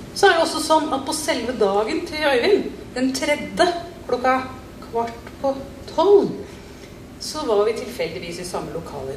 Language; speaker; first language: Norwegian; native; Norwegian